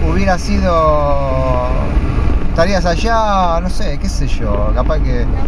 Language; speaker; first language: Spanish; native; Spanish